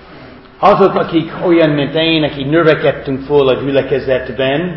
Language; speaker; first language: Hungarian; non-native, fluent; English